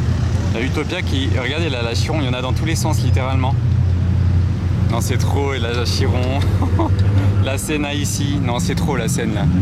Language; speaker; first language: French; native; French